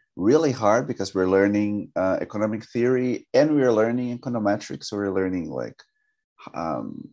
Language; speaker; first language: English; non-native, fluent; Portuguese